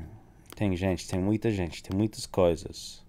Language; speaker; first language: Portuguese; non-native, fluent; English